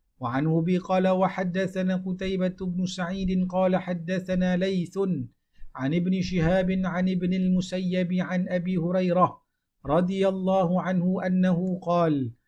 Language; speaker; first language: Arabic; non-native, fluent; Malay